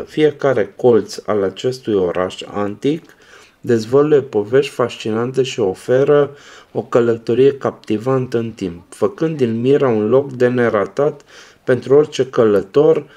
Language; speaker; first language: Romanian; native; Romanian